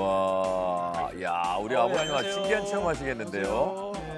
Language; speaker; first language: Korean; non-native, fluent; English